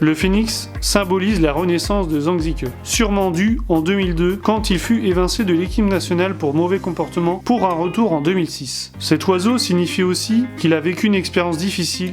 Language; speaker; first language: French; native; French